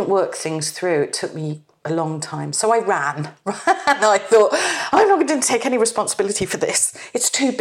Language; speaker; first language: English; native; English